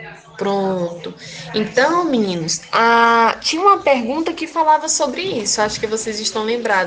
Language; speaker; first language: Portuguese; native; Portuguese